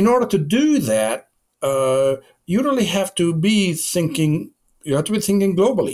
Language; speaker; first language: English; non-native, local second language; Gujarati